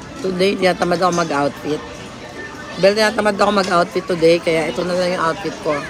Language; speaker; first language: Filipino; non-native, local second language; Cebuano